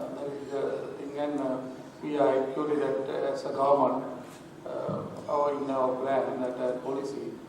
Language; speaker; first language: English; non-native, local second language; Sinhala